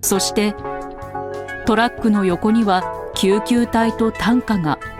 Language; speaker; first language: Japanese; native; Japanese